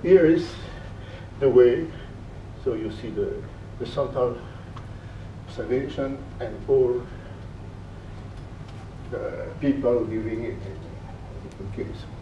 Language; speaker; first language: English; non-native, fluent; French